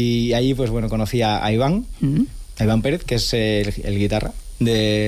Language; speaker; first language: Spanish; native; Spanish